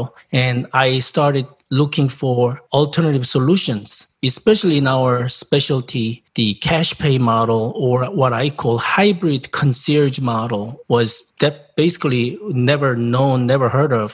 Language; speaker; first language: English; non-native, fluent; Korean